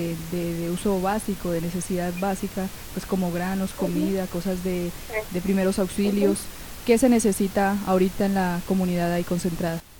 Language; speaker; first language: Spanish; native; Spanish